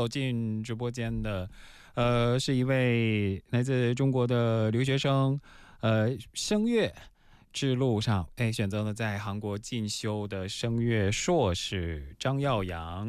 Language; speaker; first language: Chinese; native; Chinese